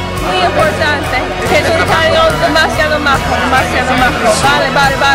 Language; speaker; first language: Spanish; non-native, learner; English